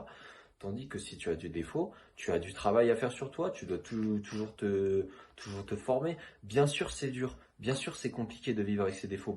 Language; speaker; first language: French; native; French